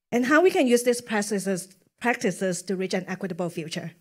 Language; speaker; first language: English; non-native, local second language; Cantonese